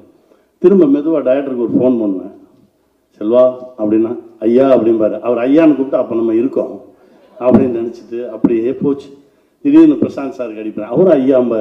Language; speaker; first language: Tamil; native; Tamil